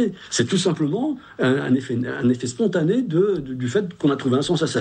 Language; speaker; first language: French; native; French